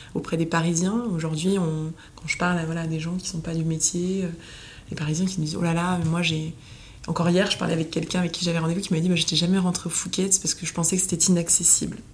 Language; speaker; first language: French; native; French